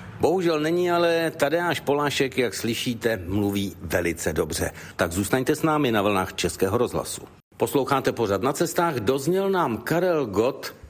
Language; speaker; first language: Czech; native; Czech